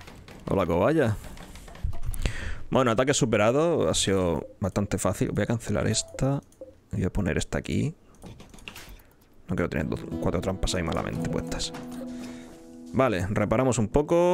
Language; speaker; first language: Spanish; native; Spanish